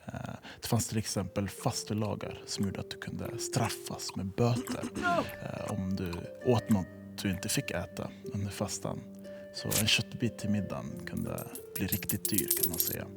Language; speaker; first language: Swedish; native; Swedish